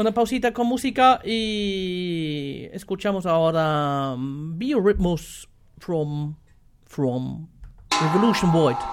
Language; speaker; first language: Spanish; non-native, fluent; German